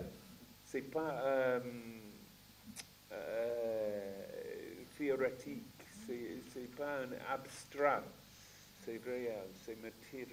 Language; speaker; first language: French; non-native, fluent; English